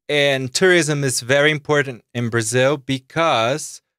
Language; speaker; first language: English; non-native, fluent; Portuguese